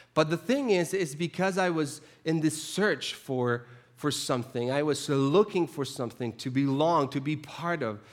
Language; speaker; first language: English; non-native, fluent; Spanish